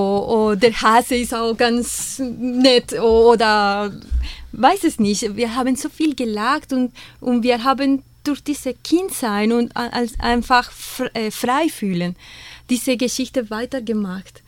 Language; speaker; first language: German; non-native, fluent; Spanish